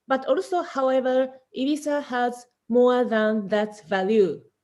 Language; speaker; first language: English; non-native, learner; Japanese